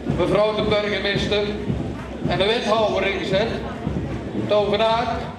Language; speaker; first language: Dutch; native; Dutch